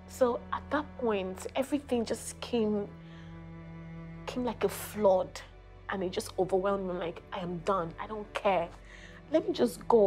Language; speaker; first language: English; non-native, local second language; Igbo